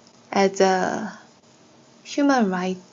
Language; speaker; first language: English; non-native, learner; Korean